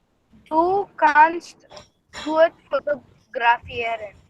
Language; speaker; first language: German; non-native, learner; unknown